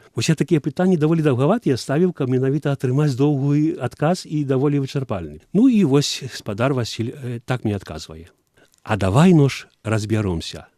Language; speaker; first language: Belarusian; early bilingual, heritage; Belarusian